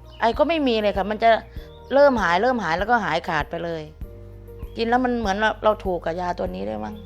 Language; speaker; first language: Thai; native; Thai